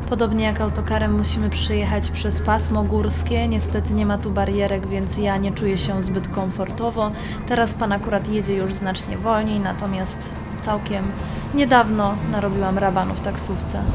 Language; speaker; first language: Polish; native; Polish